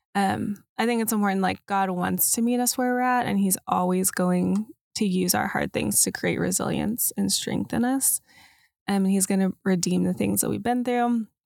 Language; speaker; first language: English; native; English